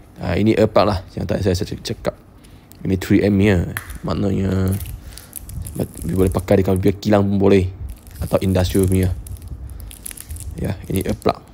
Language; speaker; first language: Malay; non-native, local second language; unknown